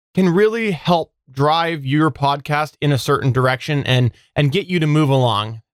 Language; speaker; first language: English; native; English